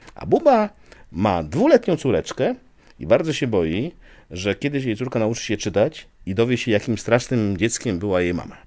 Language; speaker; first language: Polish; native; Polish